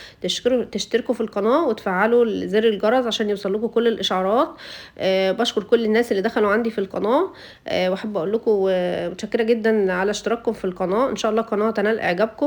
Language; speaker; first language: Arabic; native; Arabic